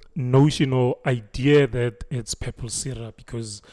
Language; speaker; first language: English; non-native, local second language; Zulu